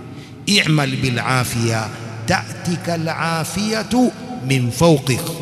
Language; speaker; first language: Arabic; non-native, fluent; Swahili